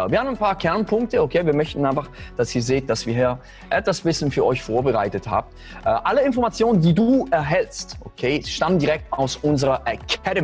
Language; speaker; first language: German; native; German